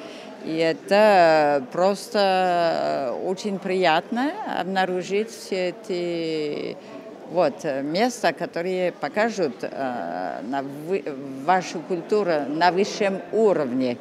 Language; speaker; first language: Russian; non-native, fluent; French